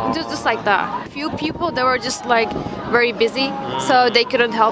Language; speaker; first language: English; non-native, fluent; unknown